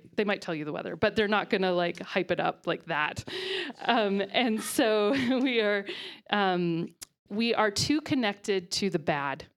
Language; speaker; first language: English; native; English